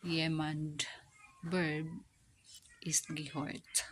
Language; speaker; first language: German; non-native, learner; Filipino